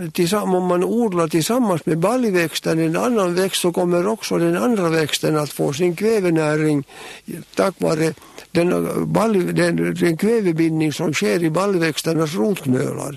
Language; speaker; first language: Swedish; native; Swedish